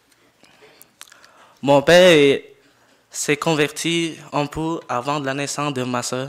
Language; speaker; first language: French; non-native, learner; Jarai